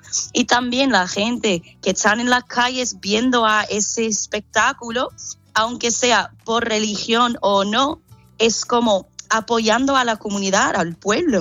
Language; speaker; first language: Spanish; non-native, fluent; English